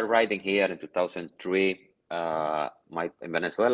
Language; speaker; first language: English; non-native, learner; Spanish